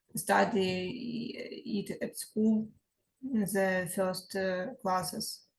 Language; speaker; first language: English; non-native, learner; Ukrainian